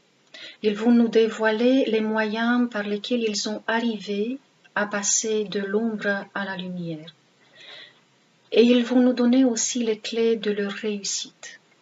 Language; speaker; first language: French; native; French